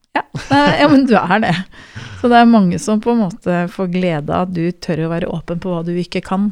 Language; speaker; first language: Norwegian; native; Norwegian